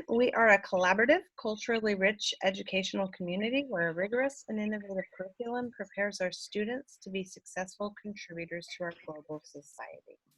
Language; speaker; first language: English; native; English